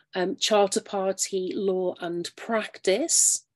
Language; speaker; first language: English; native; English